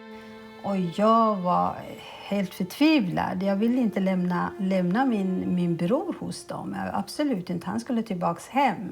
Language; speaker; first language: Swedish; early bilingual, other home language; Amharic